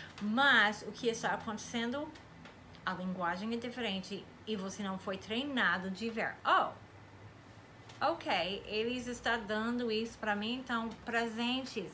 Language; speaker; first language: Portuguese; non-native, fluent; English